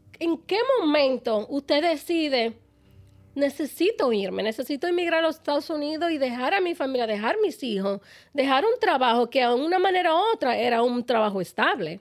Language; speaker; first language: Spanish; native; Spanish